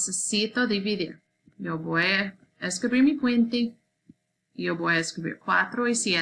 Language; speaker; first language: Spanish; non-native, learner; English